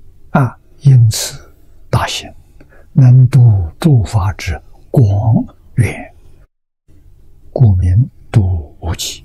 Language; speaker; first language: Chinese; native; Chinese